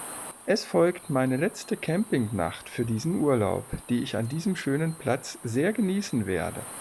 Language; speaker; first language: German; native; German